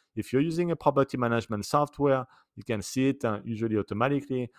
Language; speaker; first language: English; non-native, fluent; French